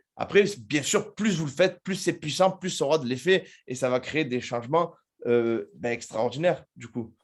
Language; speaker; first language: French; native; French